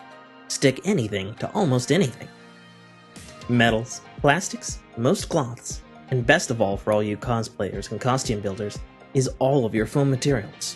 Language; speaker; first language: English; native; English